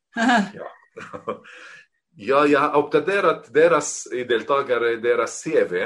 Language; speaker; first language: Swedish; non-native, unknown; Arabic